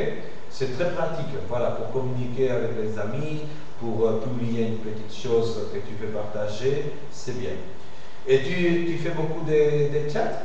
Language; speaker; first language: French; non-native, fluent; Spanish